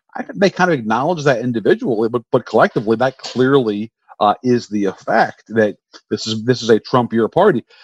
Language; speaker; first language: English; native; English